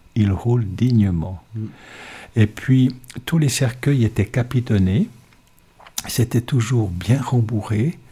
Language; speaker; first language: French; native; French